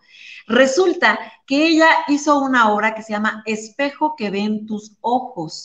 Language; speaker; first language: Spanish; native; Spanish